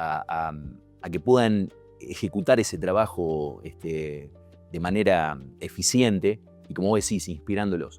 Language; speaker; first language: Spanish; native; Spanish